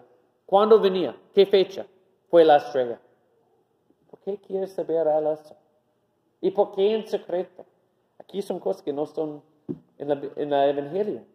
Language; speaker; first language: Spanish; non-native, fluent; English